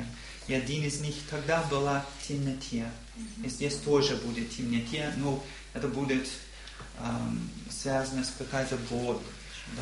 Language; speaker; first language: Russian; non-native, learner; English